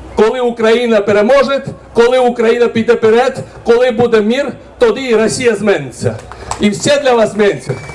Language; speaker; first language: Ukrainian; non-native, fluent; Georgian